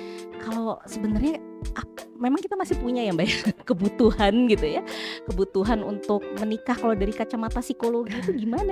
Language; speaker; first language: Indonesian; native; Indonesian